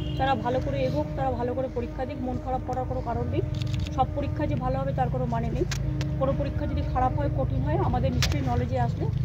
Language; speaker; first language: Bangla; native; Bangla